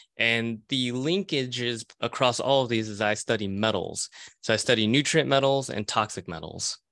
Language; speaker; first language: English; native; English